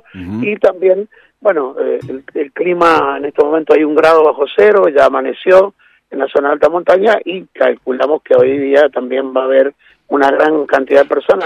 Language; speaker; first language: Spanish; native; Spanish